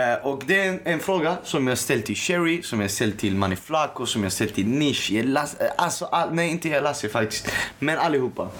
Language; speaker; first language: Swedish; early bilingual, other home language; Arabic